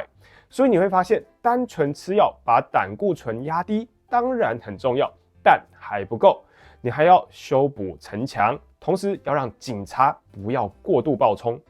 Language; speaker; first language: Chinese; native; Chinese